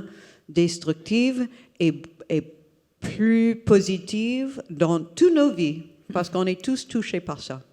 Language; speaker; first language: French; non-native, fluent; English